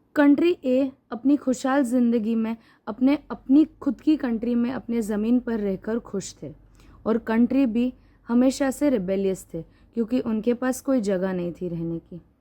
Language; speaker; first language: Hindi; native; Hindi